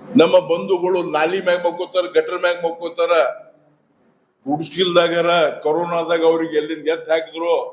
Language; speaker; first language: Kannada; non-native, local second language; Lambadi